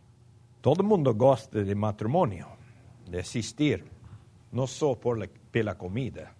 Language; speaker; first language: Portuguese; non-native, fluent; Spanish